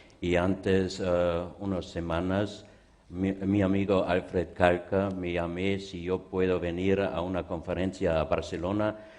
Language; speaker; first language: Spanish; non-native, learner; German